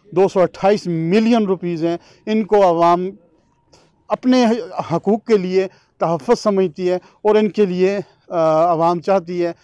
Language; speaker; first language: Urdu; non-native, local second language; Northern Hindko